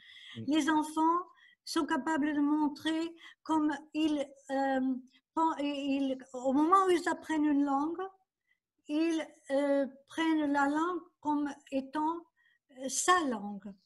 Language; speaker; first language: French; non-native, fluent; Portuguese